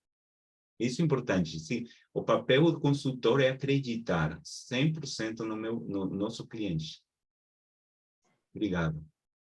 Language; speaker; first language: Portuguese; non-native, fluent; Spanish